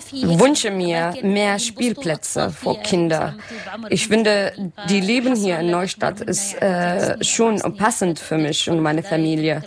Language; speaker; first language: German; non-native, learner; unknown